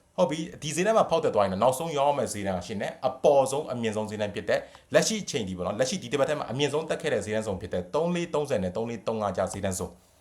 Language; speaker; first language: Burmese; native; Burmese